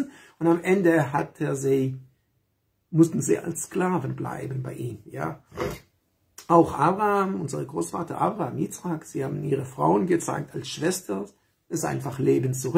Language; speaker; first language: German; non-native, fluent; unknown